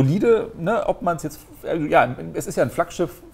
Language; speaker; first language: German; native; German